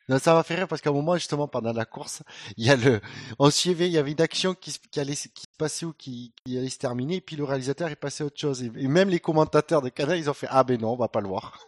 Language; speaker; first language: French; native; French